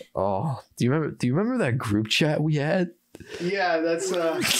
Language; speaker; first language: English; native; English